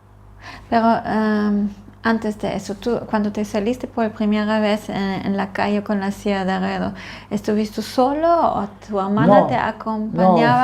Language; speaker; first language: Spanish; non-native, fluent; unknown